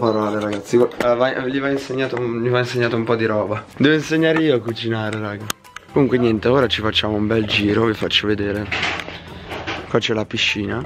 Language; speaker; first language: Italian; native; Italian